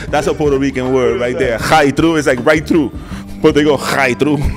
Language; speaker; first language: English; early bilingual, other home language; Spanish